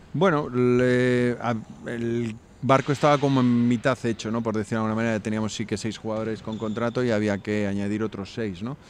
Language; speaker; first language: Spanish; native; Spanish